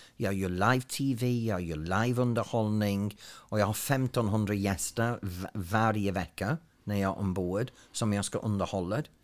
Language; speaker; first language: Swedish; non-native, fluent; English